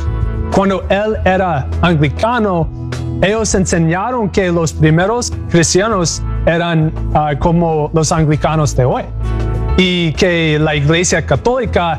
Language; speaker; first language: Spanish; non-native, learner; English